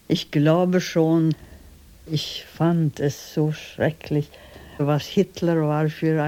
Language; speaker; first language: German; non-native, fluent; Swedish